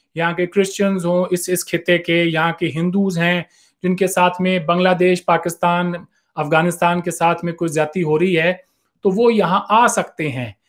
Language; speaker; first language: Hindi; native; Hindi